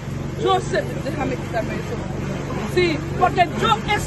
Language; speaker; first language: Spanish; non-native, fluent; Haitian Creole